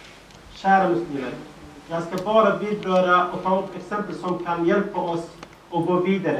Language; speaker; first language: Swedish; non-native, fluent; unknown